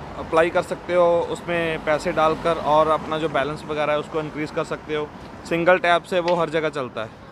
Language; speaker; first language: Hindi; non-native, local second language; Punjabi